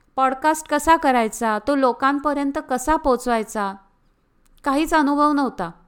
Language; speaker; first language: Marathi; early bilingual, heritage; Marathi